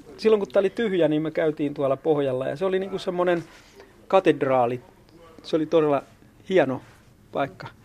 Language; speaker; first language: Finnish; native; Finnish